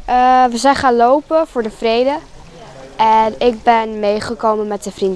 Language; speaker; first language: Dutch; early bilingual, other home language; Polish